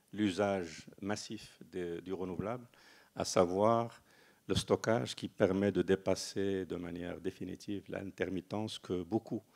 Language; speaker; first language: French; non-native, local second language; Arabic